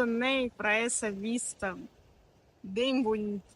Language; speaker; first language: Portuguese; non-native, learner; Russian